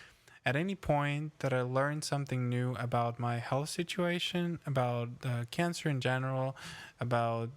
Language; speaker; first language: English; non-native, fluent; Ukrainian